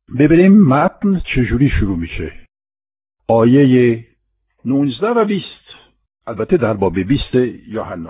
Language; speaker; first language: Persian; non-native, fluent; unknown